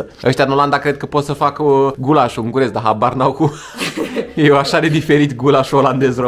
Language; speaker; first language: Romanian; native; Romanian